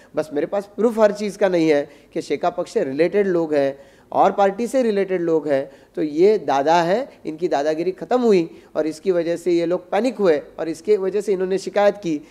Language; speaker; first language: Hindi; non-native, local second language; Marathi